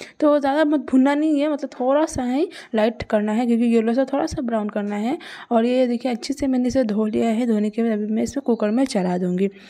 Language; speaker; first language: Hindi; non-native, local second language; Bangla